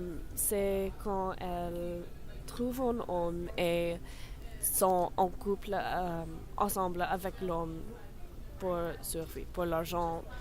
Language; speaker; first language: French; non-native, learner; English